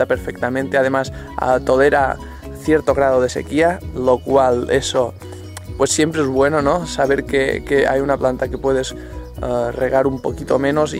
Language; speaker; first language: Spanish; native; Spanish